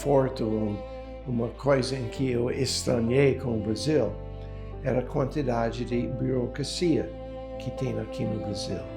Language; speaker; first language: Portuguese; non-native, fluent; English